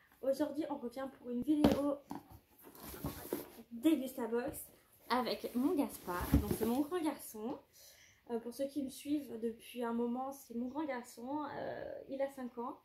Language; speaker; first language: French; native; French